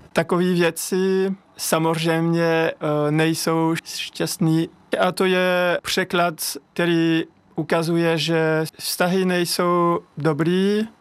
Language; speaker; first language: Czech; non-native, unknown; French